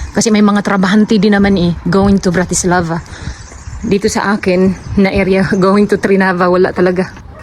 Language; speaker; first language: Filipino; non-native, local second language; Cebuano